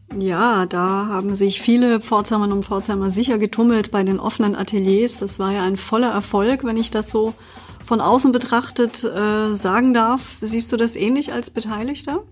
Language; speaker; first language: German; native; German